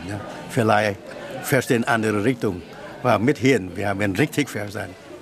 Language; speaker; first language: German; non-native, learner; Vietnamese